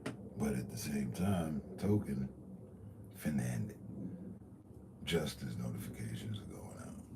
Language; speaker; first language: English; native; English